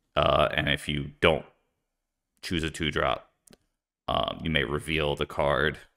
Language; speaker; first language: English; native; English